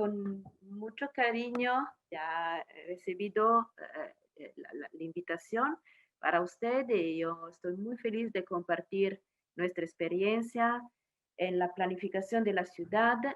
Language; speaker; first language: Spanish; non-native, learner; Italian